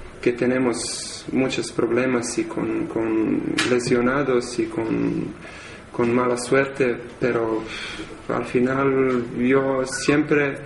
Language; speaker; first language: Spanish; non-native, learner; Serbian